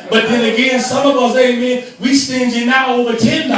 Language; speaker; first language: English; native; English